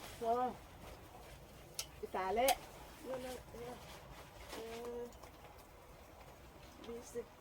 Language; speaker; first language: Dutch; non-native, learner; Cebuano